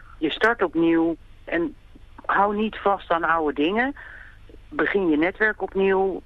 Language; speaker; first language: Dutch; native; Dutch